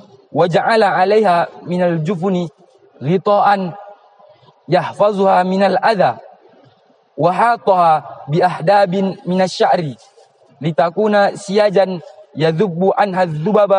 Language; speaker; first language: Arabic; non-native, learner; Indonesian